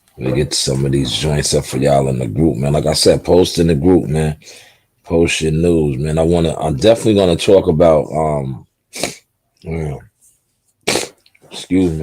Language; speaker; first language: English; native; English